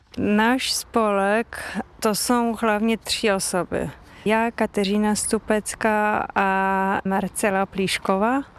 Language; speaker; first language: Czech; non-native, fluent; Polish